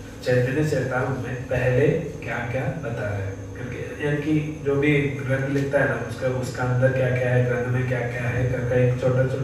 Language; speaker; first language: Hindi; non-native, fluent; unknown